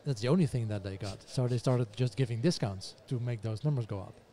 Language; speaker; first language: English; non-native, fluent; Dutch